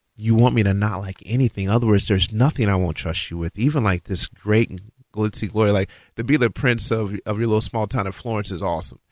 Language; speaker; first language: English; native; English